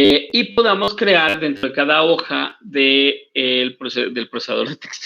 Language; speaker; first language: Spanish; native; Spanish